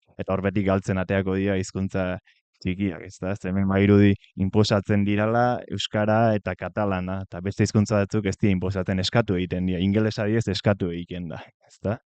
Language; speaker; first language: Basque; native; Basque